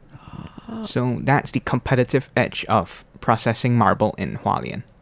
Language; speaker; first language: English; non-native, local second language; Cantonese